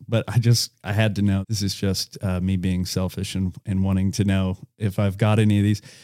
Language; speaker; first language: English; native; English